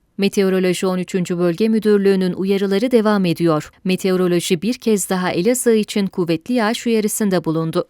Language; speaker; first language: Turkish; native; Turkish